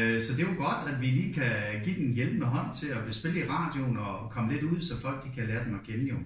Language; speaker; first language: Danish; native; Danish